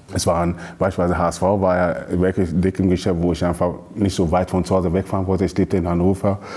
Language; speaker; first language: German; early bilingual, other home language; Akan